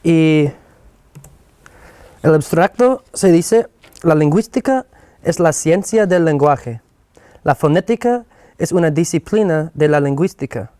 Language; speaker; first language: Spanish; non-native, fluent; English